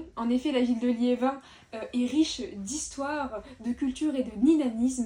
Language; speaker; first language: French; native; French